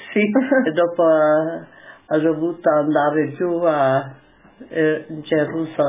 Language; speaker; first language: Italian; non-native, local second language; German